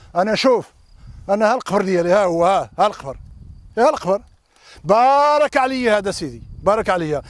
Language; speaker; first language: Arabic; non-native, local second language; Riffian